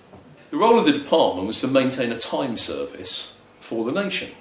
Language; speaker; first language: English; native; English